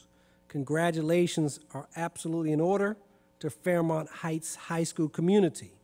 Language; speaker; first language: English; native; English